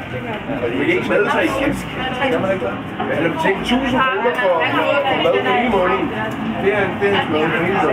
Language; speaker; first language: Danish; native; Danish